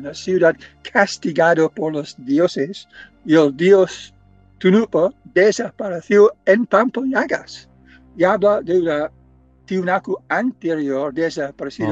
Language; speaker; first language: Spanish; non-native, fluent; English